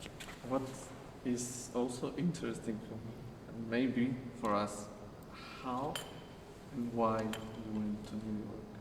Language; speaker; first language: English; non-native, fluent; Slovenian